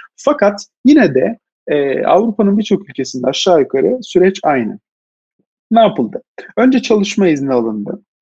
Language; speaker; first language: Turkish; native; Turkish